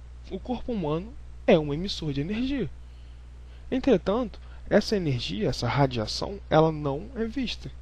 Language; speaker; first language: Portuguese; native; Portuguese